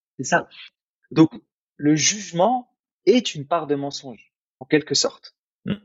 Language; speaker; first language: French; early bilingual, other home language; Arabic